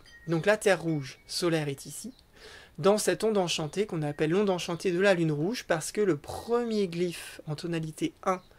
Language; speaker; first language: French; native; French